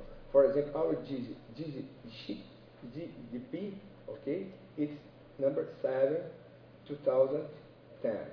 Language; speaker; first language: English; non-native, learner; Portuguese